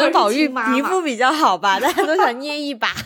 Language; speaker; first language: Chinese; native; Chinese